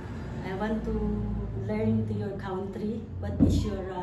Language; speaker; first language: English; non-native, learner; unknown